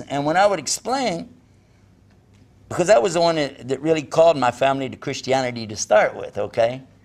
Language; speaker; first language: English; native; English